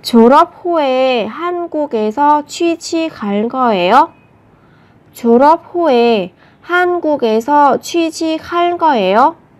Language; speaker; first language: Korean; non-native, fluent; Vietnamese